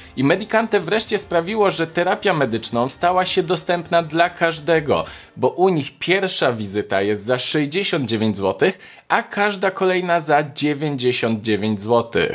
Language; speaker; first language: Polish; native; Polish